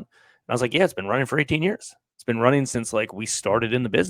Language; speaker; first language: English; native; English